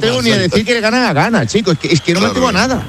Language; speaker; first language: Spanish; native; Spanish